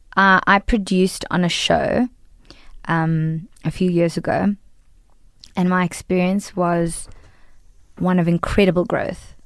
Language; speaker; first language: English; native; English